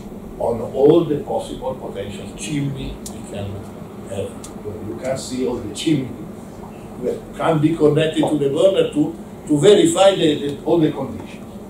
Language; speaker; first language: English; non-native, learner; Italian